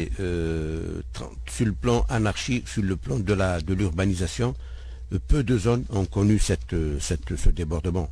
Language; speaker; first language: French; non-native, local second language; Arabic